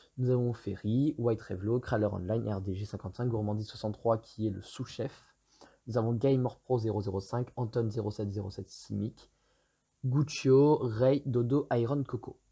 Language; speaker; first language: French; native; French